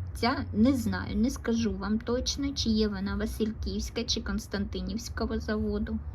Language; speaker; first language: Ukrainian; non-native, local second language; Russian